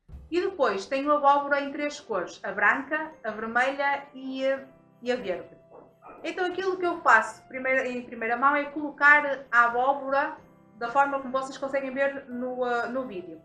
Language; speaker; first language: Portuguese; native; Portuguese